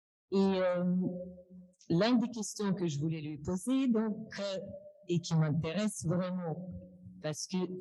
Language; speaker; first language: French; non-native, fluent; Russian